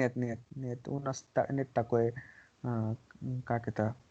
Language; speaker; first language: Russian; non-native, learner; Hindi